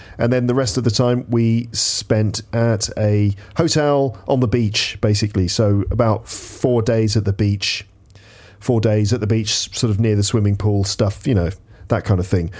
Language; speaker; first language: English; native; English